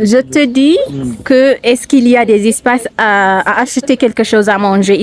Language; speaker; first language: French; non-native, learner; Amharic